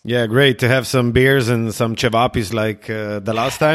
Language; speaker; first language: English; non-native, fluent; Slovenian